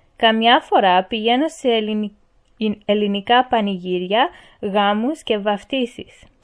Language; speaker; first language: Greek; early bilingual, heritage; Greek